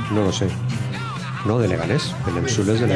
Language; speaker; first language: Spanish; native; Spanish